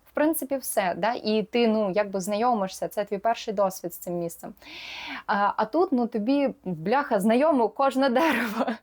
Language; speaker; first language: Ukrainian; non-native, local second language; Russian